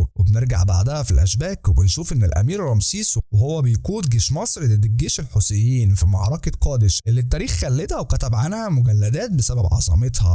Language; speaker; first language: Arabic; native; Arabic